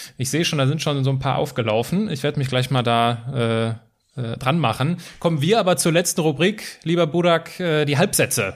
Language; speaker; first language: German; native; German